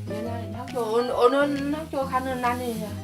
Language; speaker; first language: Korean; non-native, learner; Vietnamese